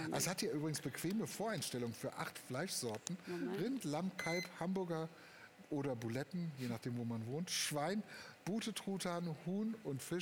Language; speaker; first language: German; native; German